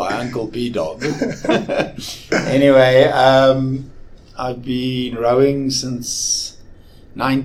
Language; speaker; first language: English; native; English